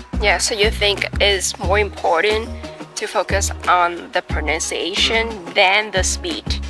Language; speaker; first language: English; non-native, fluent; Vietnamese